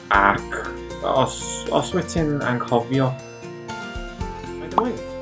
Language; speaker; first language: Welsh; non-native, learner; English